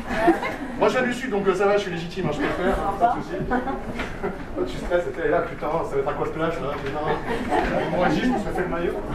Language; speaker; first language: French; native; French